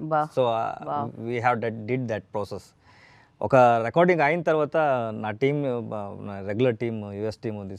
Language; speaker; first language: Telugu; non-native, learner; Kannada